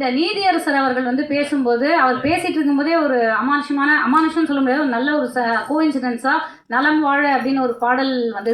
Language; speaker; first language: Tamil; native; Tamil